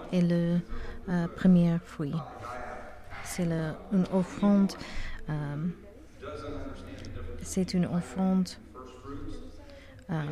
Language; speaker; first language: French; non-native, learner; English